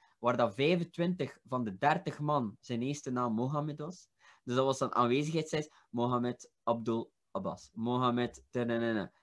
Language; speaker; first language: Dutch; early bilingual, other home language; Punjabi